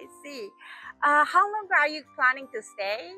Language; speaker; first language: English; non-native, fluent; Japanese